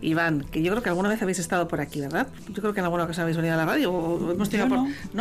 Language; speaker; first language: Spanish; native; Spanish